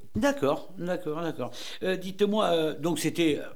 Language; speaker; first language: French; native; French